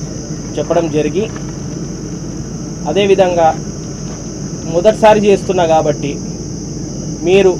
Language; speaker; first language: Telugu; native; Telugu